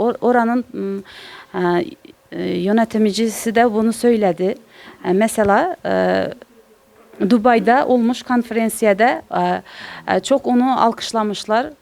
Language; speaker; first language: Turkish; non-native, learner; Uzbek